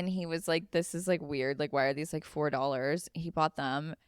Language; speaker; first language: English; native; English